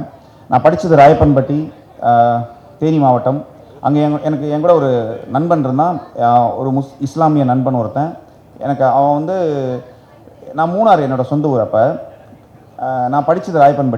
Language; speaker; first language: Tamil; native; Tamil